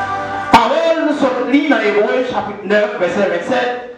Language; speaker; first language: French; non-native, local second language; Haitian Creole